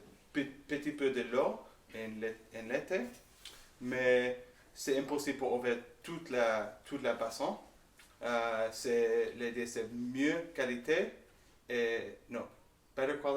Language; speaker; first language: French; non-native, learner; English